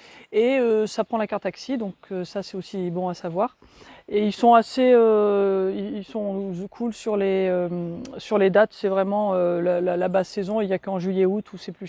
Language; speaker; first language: French; native; French